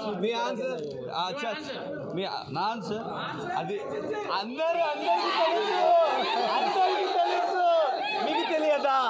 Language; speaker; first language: Telugu; non-native, learner; Hindi